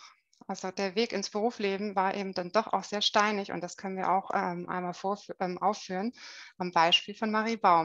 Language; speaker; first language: German; native; German